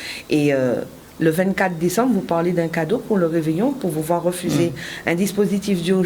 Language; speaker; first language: French; native; French